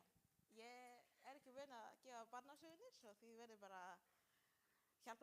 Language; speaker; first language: Icelandic; non-native, learner; Spanish